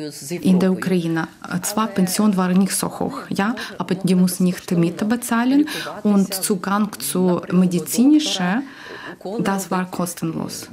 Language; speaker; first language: German; non-native, learner; Ukrainian